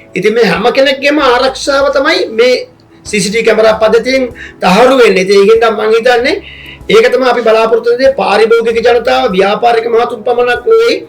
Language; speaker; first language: Sinhala; native; Sinhala